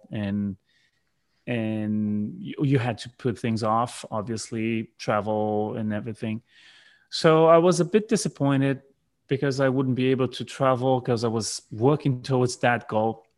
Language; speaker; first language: English; non-native, fluent; Portuguese